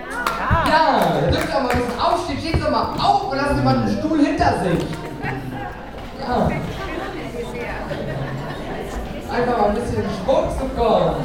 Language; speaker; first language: German; native; German